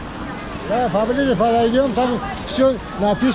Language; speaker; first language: Russian; non-native, local second language; Tajik